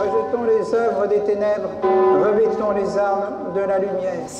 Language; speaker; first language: French; native; French